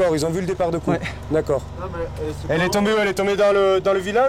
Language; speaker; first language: French; native; French